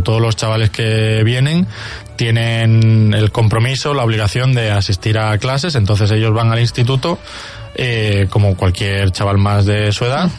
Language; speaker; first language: Spanish; native; Spanish